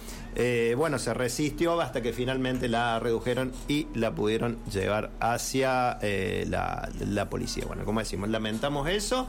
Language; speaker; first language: Spanish; native; Spanish